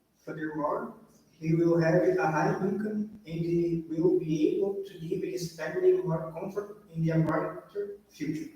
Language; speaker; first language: English; non-native, learner; Portuguese